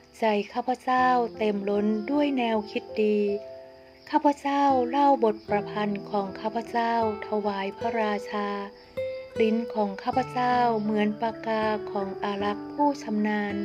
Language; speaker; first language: Thai; native; Thai